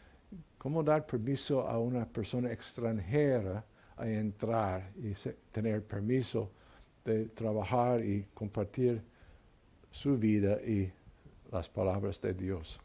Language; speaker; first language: Spanish; non-native, learner; English